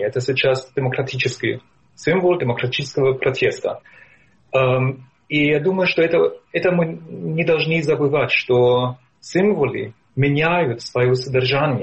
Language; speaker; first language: Russian; non-native, fluent; German